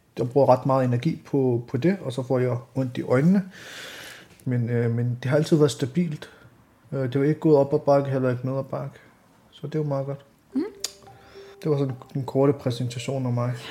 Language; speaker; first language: Danish; early bilingual, other home language; Arabic